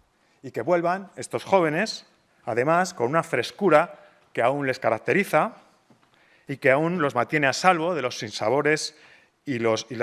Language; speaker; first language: Spanish; native; Spanish